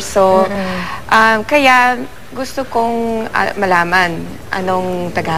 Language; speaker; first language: Filipino; non-native, learner; Russian